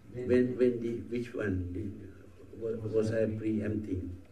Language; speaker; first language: English; non-native, local second language; Malay